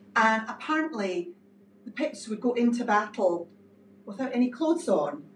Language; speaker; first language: English; native; English